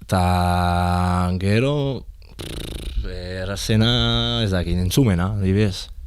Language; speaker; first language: Basque; non-native, learner; French